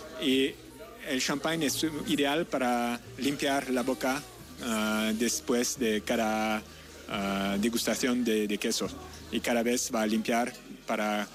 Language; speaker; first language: Spanish; non-native, learner; French